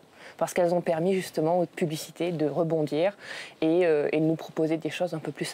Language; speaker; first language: French; native; French